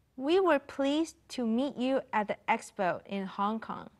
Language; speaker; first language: English; non-native, fluent; Chinese